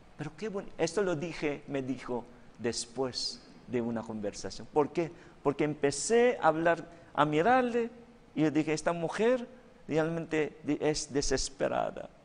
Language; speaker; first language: Spanish; non-native, fluent; Filipino